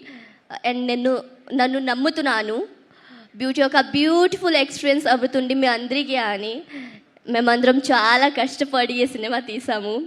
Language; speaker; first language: Telugu; non-native, local second language; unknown